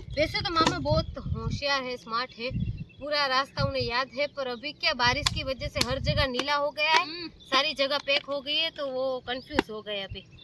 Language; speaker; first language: Hindi; non-native, local second language; Gujarati